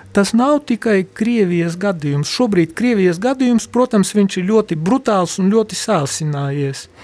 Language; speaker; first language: Latvian; non-native, local second language; Polish